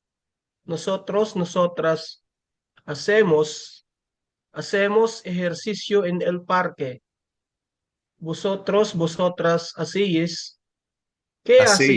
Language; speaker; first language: Spanish; non-native, learner; Filipino